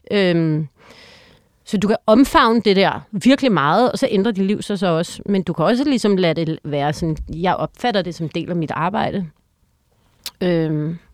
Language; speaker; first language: Danish; native; Danish